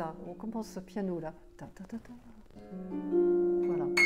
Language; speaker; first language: French; native; French